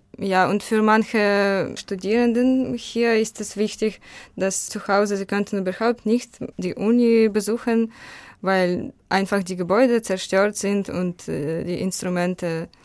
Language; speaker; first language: German; non-native, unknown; Ukrainian